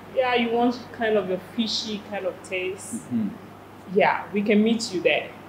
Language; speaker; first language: English; non-native, fluent; French